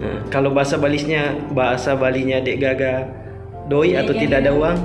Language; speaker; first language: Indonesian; non-native, local second language; Buginese